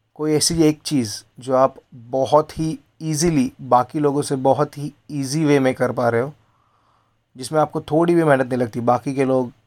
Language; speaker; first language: Hindi; non-native, local second language; Marathi